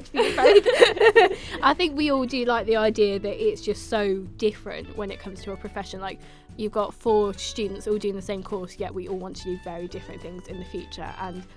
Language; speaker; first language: English; native; English